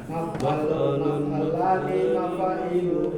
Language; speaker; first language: Arabic; non-native, learner; Indonesian